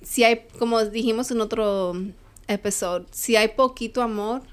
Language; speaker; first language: Spanish; early bilingual, other home language; English